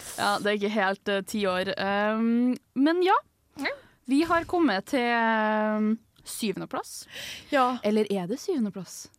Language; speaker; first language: Norwegian; native; Norwegian